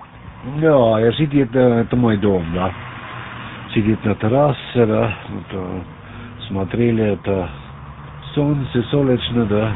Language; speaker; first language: Russian; non-native, learner; German